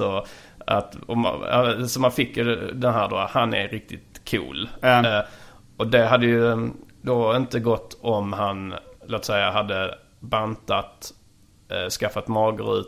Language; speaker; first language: Swedish; native; Swedish